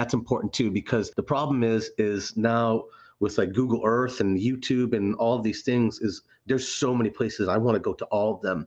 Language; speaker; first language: English; native; English